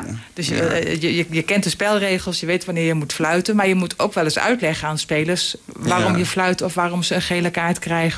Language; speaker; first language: Dutch; native; Dutch